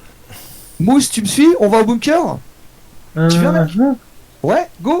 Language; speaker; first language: French; native; French